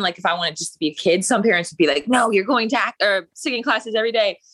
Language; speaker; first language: English; native; English